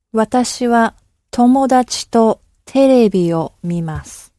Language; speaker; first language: Japanese; non-native, learner; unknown